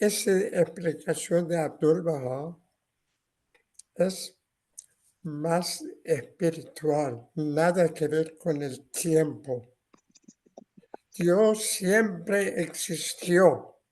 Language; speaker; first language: Spanish; non-native, learner; Persian